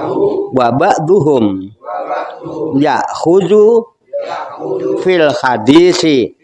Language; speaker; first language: Arabic; non-native, fluent; Indonesian